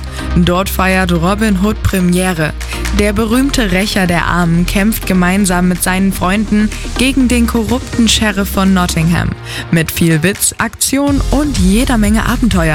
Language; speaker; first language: German; native; German